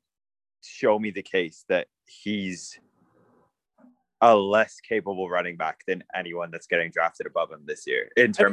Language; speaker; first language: English; native; English